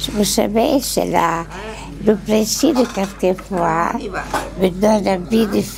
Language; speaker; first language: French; non-native, learner; Italian